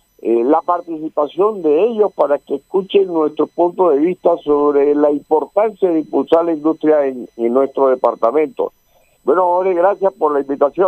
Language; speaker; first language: Spanish; native; Spanish